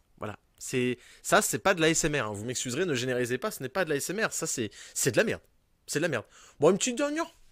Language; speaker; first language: French; native; French